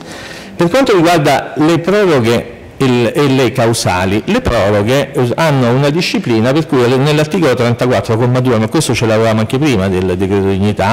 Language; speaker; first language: Italian; native; Italian